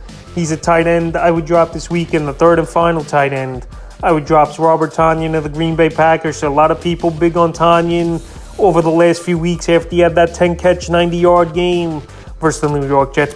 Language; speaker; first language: English; native; English